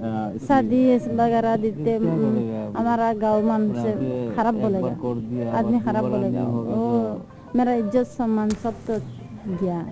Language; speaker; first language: Hindi; non-native, local second language; Assamese